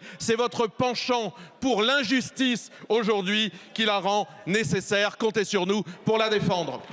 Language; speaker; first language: French; native; French